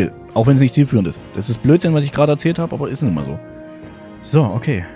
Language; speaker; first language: German; native; German